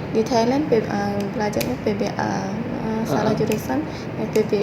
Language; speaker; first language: Indonesian; non-native, learner; Malay